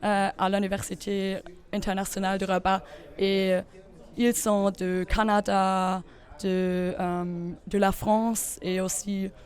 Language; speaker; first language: French; non-native, learner; German